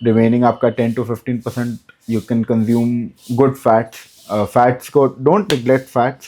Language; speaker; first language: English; non-native, local second language; Hindi